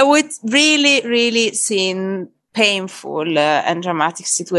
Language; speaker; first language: English; non-native, fluent; Italian